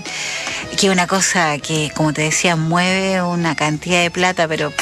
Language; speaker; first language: Spanish; native; Spanish